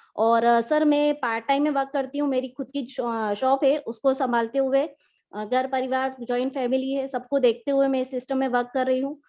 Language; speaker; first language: Hindi; native; Hindi